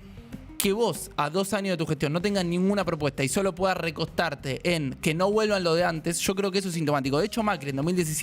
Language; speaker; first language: Spanish; native; Spanish